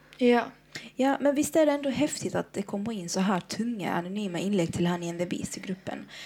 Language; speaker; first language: Swedish; early bilingual, other home language; Arabic